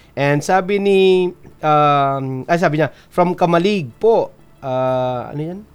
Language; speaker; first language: Filipino; non-native, local second language; Bikol